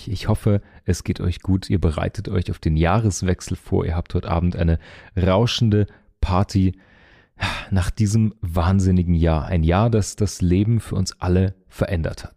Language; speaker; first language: German; native; German